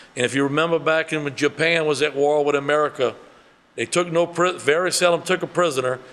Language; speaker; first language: English; early bilingual, other home language; French